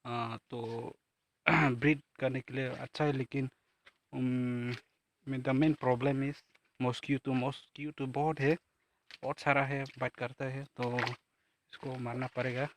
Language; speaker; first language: Hindi; non-native, local second language; Kok Borok